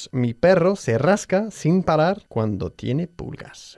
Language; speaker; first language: Spanish; non-native, fluent; English